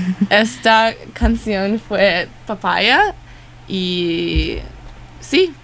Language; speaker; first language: Spanish; non-native, learner; English